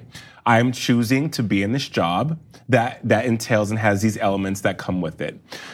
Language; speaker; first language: English; native; English